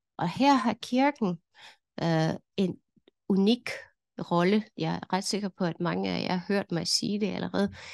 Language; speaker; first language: Danish; non-native, fluent; Ukrainian